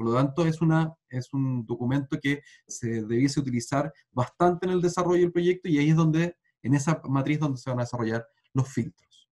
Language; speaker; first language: Spanish; native; Spanish